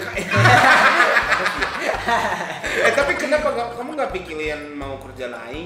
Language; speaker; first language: Indonesian; non-native, fluent; Japanese